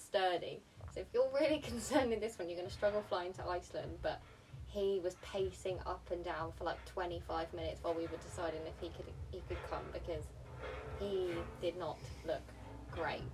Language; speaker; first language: English; early bilingual, other home language; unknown